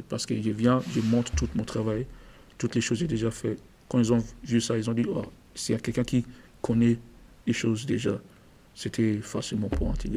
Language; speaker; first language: French; non-native, learner; English